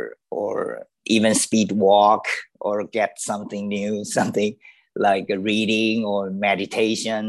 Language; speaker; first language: English; non-native, learner; Chinese